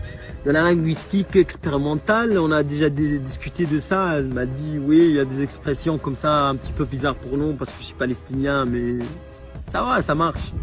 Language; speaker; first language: French; non-native, fluent; Arabic